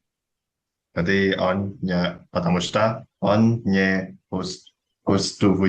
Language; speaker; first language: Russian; non-native, learner; Indonesian